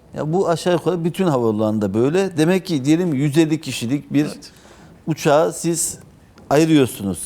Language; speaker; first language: Turkish; native; Turkish